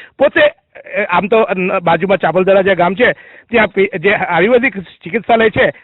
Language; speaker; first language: Gujarati; native; Gujarati